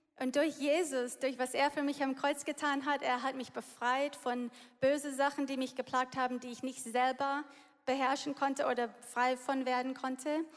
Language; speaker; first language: German; non-native, fluent; English